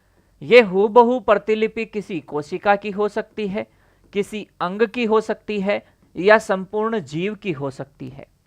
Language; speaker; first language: Hindi; native; Hindi